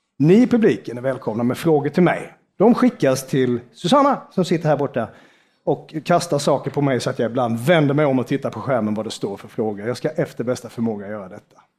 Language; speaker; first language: Swedish; native; Swedish